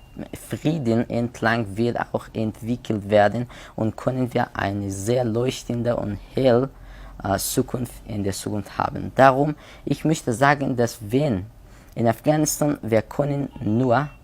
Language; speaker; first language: German; non-native, learner; Persian